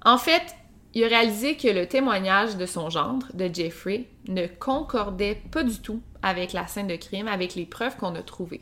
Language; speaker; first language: French; native; French